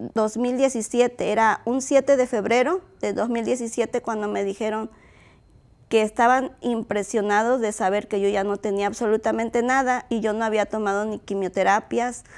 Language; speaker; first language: Spanish; native; Spanish